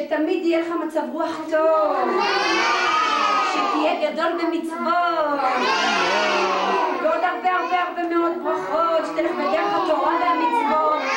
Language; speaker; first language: Hebrew; native; Hebrew